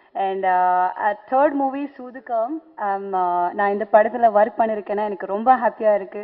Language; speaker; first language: Tamil; non-native, learner; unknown